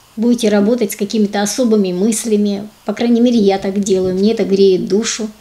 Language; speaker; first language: Russian; native; Russian